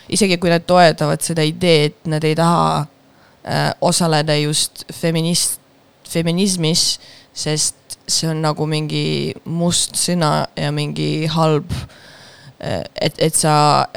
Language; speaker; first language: Estonian; non-native, local second language; Russian